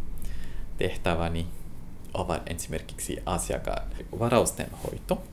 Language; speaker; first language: Finnish; non-native, fluent; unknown